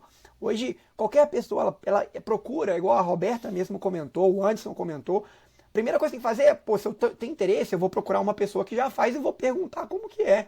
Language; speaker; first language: Portuguese; native; Portuguese